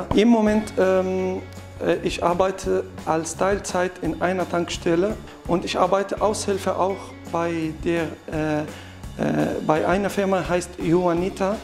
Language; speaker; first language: German; non-native, learner; Arabic